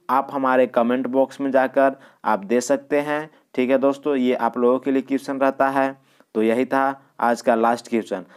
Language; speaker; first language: Hindi; native; Hindi